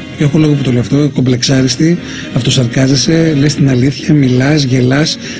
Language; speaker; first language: Greek; native; Greek